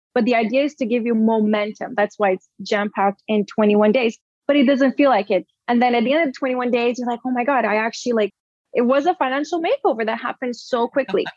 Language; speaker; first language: English; early bilingual, other home language; Portuguese